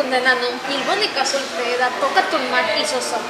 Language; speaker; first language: Korean; non-native, learner; Spanish